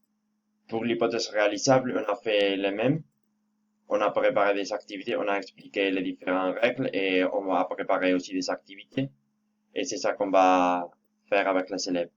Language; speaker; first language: French; non-native, fluent; Spanish